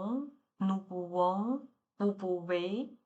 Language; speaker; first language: French; non-native, learner; Chinese